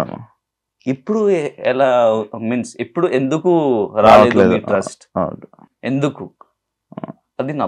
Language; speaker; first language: Telugu; non-native, learner; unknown